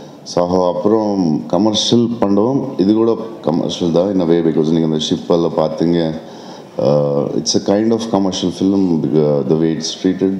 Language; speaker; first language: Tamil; non-native, local second language; Telugu